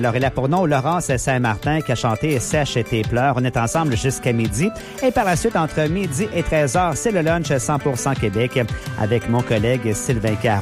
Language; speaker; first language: French; native; French